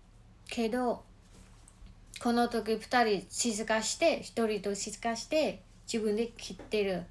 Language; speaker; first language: Japanese; non-native, learner; Mongolian